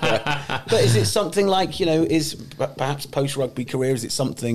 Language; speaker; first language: English; native; English